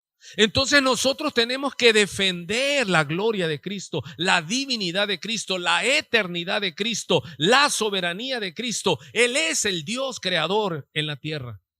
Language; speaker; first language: Spanish; native; Spanish